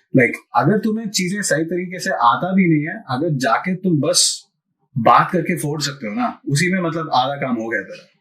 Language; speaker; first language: Hindi; non-native, local second language; Malayalam